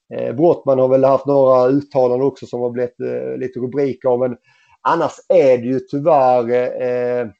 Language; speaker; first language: Swedish; native; Swedish